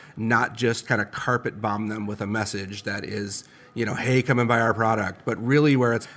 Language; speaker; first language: English; native; English